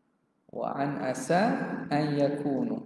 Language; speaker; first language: Arabic; non-native, fluent; Malay